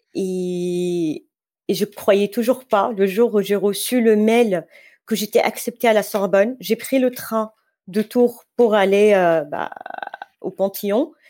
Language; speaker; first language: French; non-native, fluent; Arabic